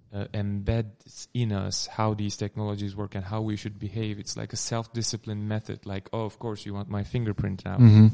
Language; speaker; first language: English; non-native, fluent; Turkish